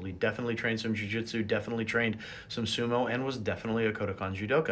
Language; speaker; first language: English; native; English